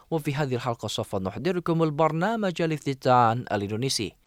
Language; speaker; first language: Arabic; native; Arabic